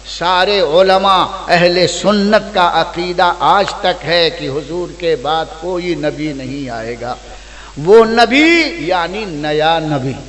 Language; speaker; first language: Urdu; native; Urdu